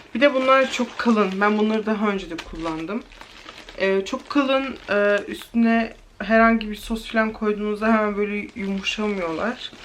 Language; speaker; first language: Turkish; early bilingual, heritage; Turkish